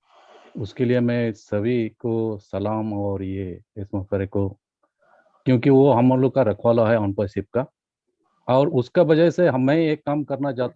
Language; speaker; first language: Hindi; non-native, local second language; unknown